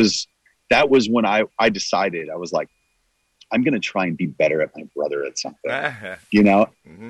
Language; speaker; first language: English; native; English